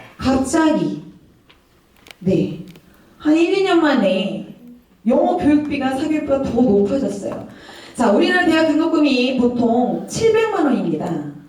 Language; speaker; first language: Korean; native; Korean